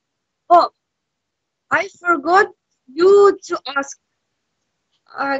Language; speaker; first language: English; non-native, learner; Russian